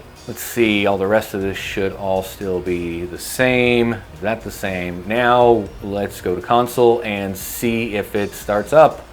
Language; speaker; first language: English; native; English